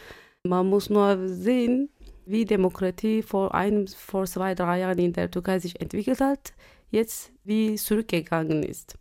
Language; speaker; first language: German; non-native, fluent; Turkish